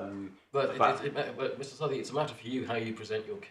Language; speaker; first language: English; native; English